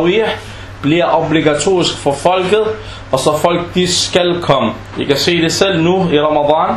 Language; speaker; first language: Danish; non-native, fluent; Arabic